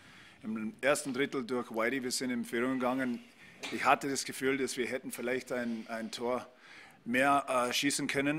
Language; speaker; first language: German; non-native, fluent; English